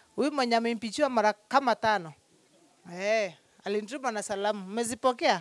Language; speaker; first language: Swahili; non-native, local second language; Meru